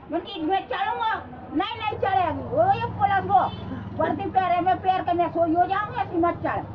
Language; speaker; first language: Hindi; native; Hindi